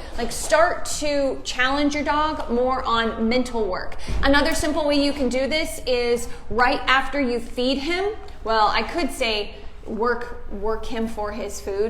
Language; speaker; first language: English; native; English